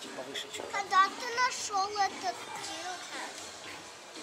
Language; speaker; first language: Russian; early bilingual, heritage; Russian